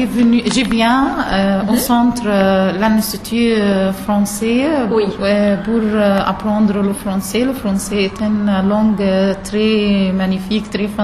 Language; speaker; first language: French; non-native, learner; Arabic